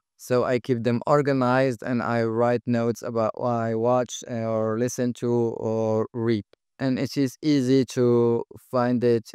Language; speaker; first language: English; non-native, fluent; Arabic